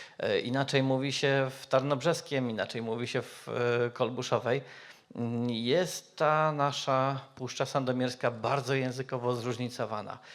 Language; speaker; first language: Polish; native; Polish